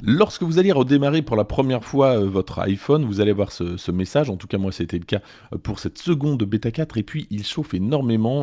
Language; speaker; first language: French; native; French